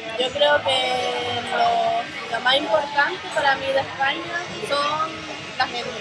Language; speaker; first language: Spanish; early bilingual, other home language; German